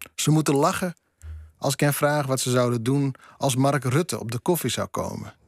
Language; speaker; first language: Dutch; non-native, local second language; Western Frisian